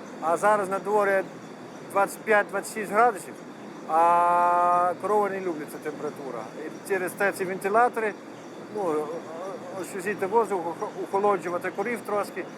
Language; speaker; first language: Ukrainian; non-native, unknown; Dutch